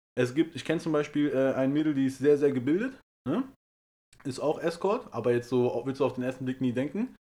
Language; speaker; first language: German; early bilingual, other home language; Persian